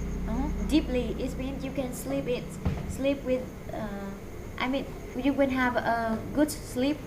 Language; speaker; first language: English; non-native, fluent; Vietnamese